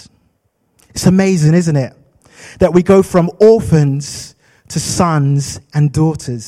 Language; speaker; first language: English; native; English